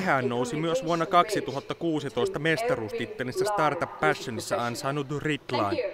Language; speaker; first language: Finnish; native; Finnish